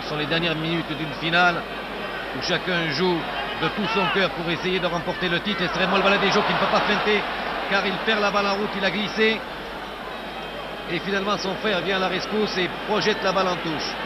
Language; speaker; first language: French; native; French